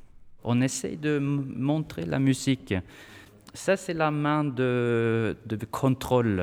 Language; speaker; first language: French; non-native, fluent; Swedish